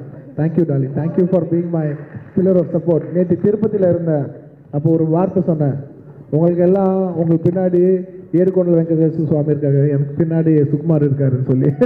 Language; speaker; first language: Tamil; non-native, local second language; Telugu